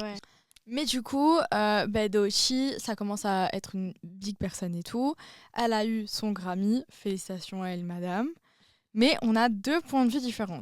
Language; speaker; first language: French; native; French